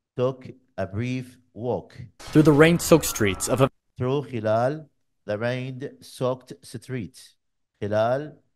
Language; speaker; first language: English; non-native, fluent; Arabic